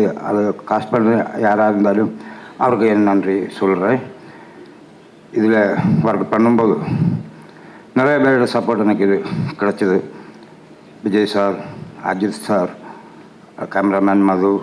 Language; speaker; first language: Tamil; non-native, learner; Malayalam